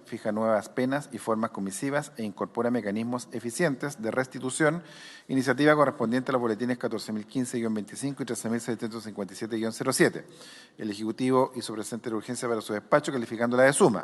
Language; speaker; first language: Spanish; native; Spanish